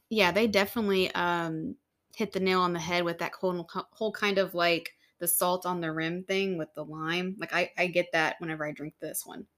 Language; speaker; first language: English; native; English